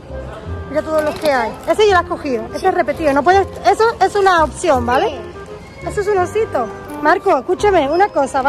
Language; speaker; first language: Spanish; native; Spanish